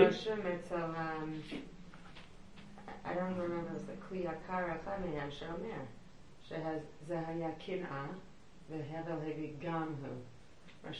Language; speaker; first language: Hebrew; non-native, learner; English